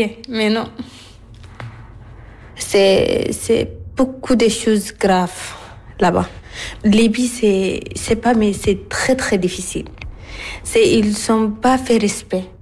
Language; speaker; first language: French; non-native, learner; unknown